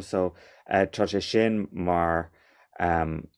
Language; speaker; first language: Irish; non-native, local second language; English